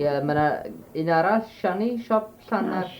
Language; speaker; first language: Welsh; native; Welsh